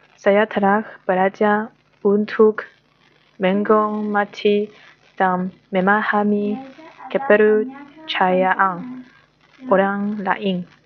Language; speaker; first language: Indonesian; non-native, learner; Chinese